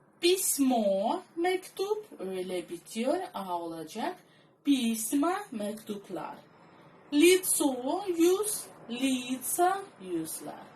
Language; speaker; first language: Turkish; non-native, fluent; Russian